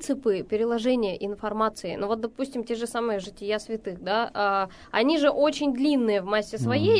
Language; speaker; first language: Russian; native; Russian